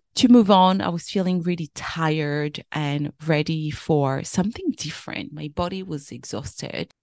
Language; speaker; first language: English; early bilingual, other home language; French